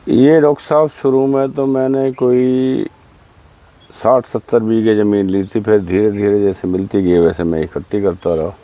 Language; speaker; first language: Hindi; native; Hindi